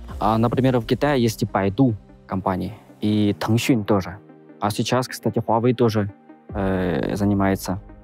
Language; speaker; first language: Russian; non-native, fluent; Chinese